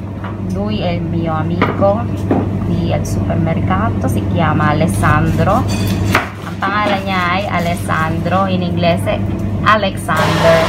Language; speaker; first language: Italian; non-native, learner; Filipino